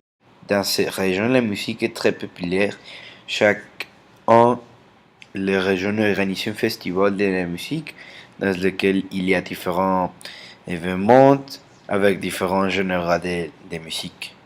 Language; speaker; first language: French; non-native, learner; Spanish